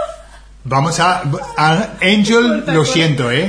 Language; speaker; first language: Spanish; non-native, fluent; English